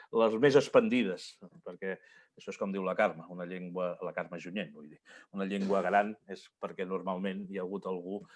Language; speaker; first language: Catalan; native; Catalan